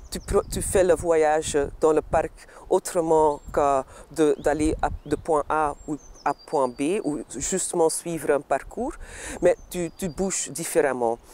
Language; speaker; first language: French; non-native, local second language; Dutch